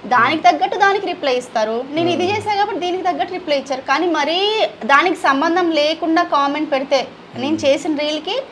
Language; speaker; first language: Telugu; non-native, local second language; Hindi